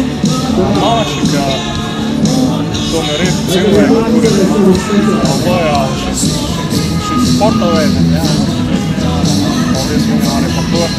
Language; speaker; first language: Latvian; native; Latvian